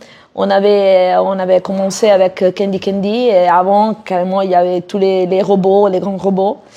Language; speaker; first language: French; non-native, fluent; Italian